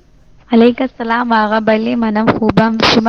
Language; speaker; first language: Persian; non-native, learner; Urdu